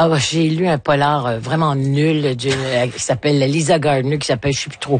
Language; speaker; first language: French; native; French